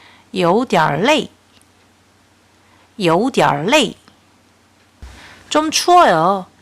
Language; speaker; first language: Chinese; non-native, fluent; Korean